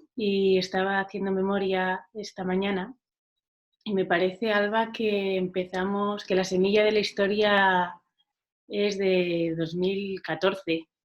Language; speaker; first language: Spanish; non-native, local second language; Catalan